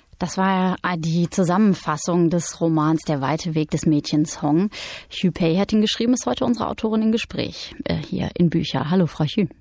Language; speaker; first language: German; native; German